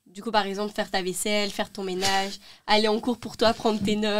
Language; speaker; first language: French; native; French